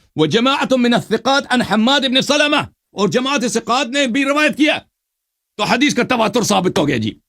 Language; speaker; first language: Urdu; non-native, fluent; Persian